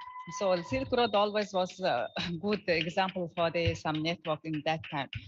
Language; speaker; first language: English; non-native, learner; Mongolian